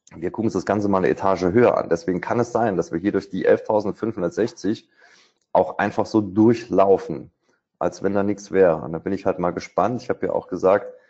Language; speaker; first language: German; native; German